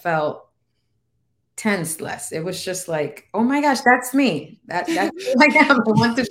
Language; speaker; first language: English; non-native, fluent; Spanish